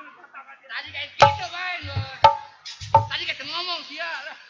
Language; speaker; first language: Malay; non-native, local second language; Sundanese